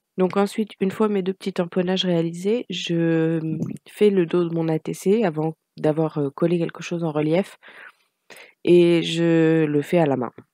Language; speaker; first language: French; native; French